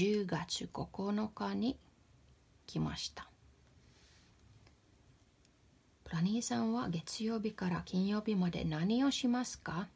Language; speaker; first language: Japanese; non-native, fluent; Finnish